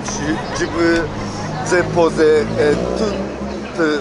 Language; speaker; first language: French; non-native, learner; Japanese